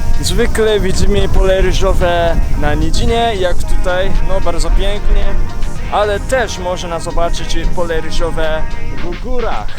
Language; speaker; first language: Polish; non-native, learner; Japanese